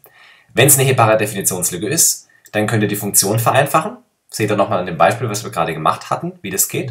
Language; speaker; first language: German; native; German